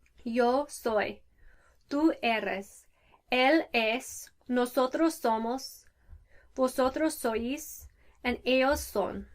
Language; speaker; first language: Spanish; non-native, fluent; English